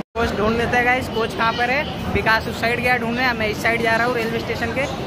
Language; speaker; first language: Hindi; non-native, local second language; Gujarati